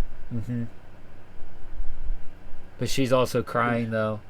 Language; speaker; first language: English; native; English